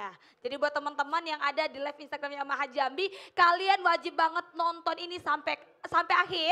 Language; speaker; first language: Indonesian; native; Indonesian